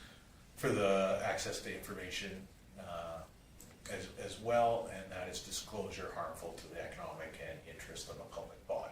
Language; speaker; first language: English; native; English